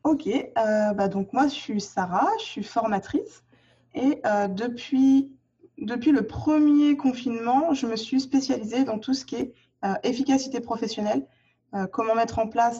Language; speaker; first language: French; native; French